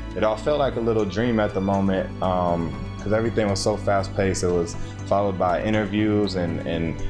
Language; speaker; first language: English; native; English